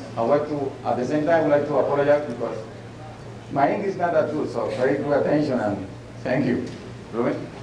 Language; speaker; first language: English; non-native, fluent; Spanish